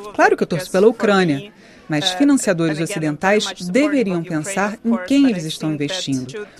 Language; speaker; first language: Portuguese; non-native, fluent; Ukrainian